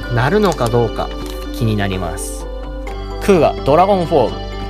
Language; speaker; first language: Japanese; native; Japanese